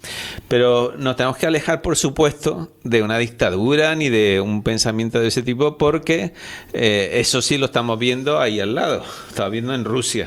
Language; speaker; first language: Spanish; native; Spanish